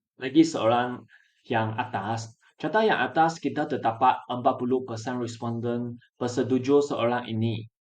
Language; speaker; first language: Malay; non-native, local second language; Chinese